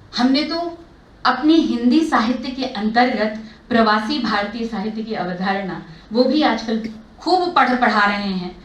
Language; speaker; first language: Hindi; native; Hindi